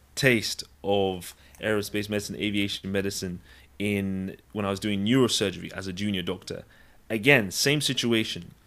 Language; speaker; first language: English; native; English